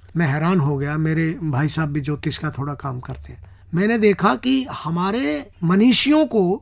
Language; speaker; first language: Hindi; native; Hindi